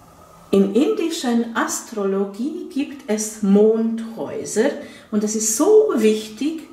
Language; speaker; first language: German; non-native, fluent; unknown